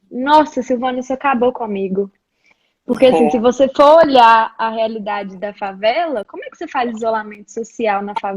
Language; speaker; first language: Portuguese; native; Portuguese